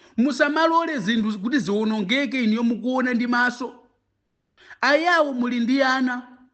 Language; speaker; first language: Nyanja; native; Nyanja